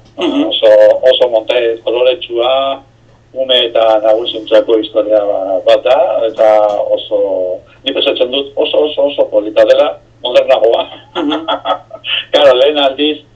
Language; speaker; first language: Basque; non-native, local second language; Spanish